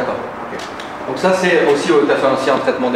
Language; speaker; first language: French; native; French